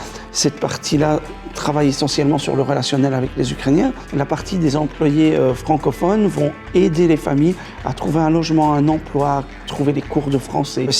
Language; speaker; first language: French; native; French